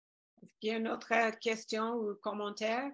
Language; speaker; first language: French; non-native, fluent; English